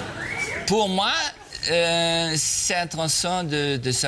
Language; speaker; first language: French; non-native, learner; German